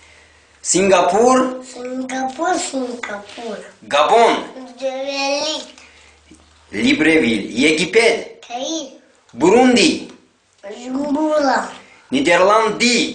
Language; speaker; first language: Russian; non-native, local second language; Tajik